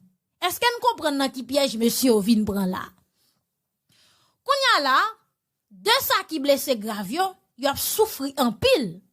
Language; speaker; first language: Haitian Creole; native; Haitian Creole